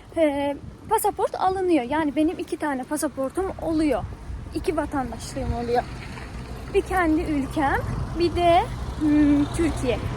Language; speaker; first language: Turkish; non-native, fluent; Persian